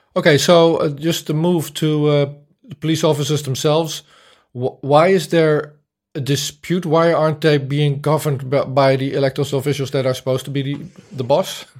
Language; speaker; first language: English; non-native, fluent; Dutch